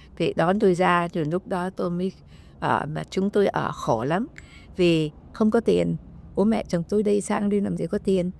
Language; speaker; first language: Vietnamese; native; Vietnamese